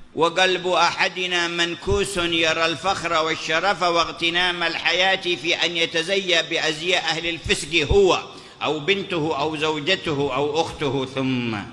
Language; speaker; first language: Arabic; native; Arabic